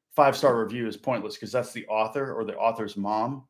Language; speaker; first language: English; native; English